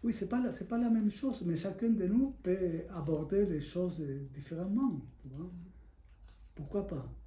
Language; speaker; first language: French; non-native, fluent; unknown